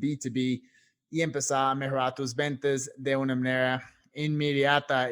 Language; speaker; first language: Spanish; non-native, fluent; English